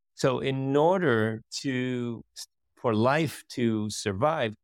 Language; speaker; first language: English; early bilingual, other home language; Dutch